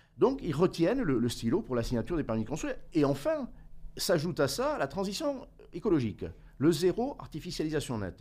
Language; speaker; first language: French; native; French